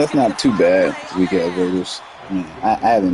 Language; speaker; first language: English; native; English